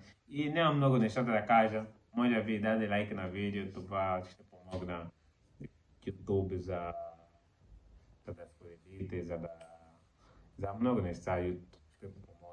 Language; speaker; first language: Bulgarian; non-native, learner; Portuguese